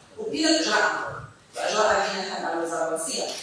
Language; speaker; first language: Arabic; native; Arabic